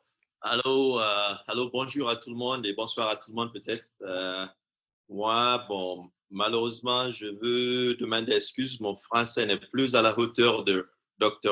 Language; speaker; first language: French; non-native, fluent; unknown